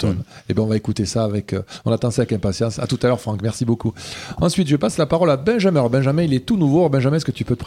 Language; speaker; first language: French; native; French